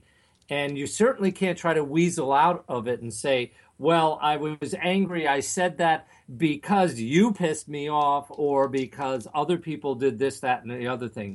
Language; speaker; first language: English; native; English